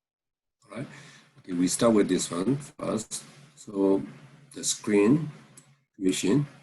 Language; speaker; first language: English; non-native, local second language; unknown